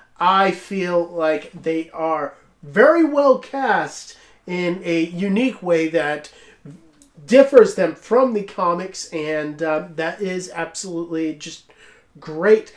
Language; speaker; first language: English; native; English